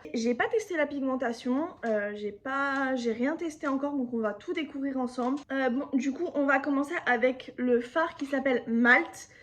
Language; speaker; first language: French; native; French